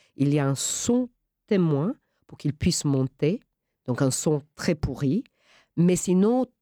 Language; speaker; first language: French; non-native, fluent; Romanian